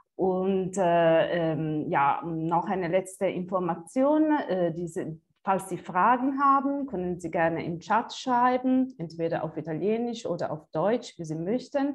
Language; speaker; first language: German; non-native, fluent; Italian